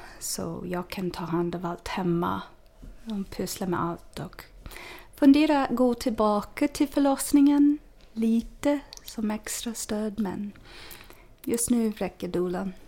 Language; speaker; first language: Swedish; non-native, fluent; English